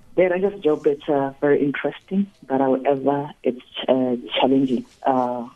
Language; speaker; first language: English; non-native, local second language; Tsonga